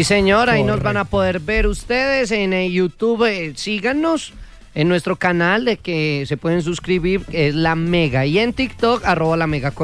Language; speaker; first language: Spanish; native; Spanish